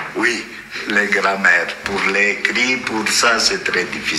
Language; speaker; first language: French; non-native, learner; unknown